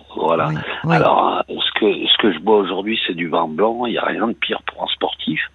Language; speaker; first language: French; native; French